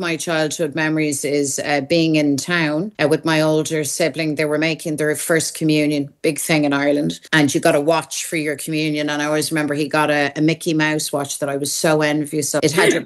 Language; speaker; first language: English; native; English